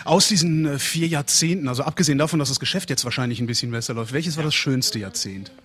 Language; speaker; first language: German; native; German